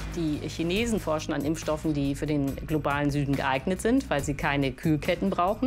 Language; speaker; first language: German; native; German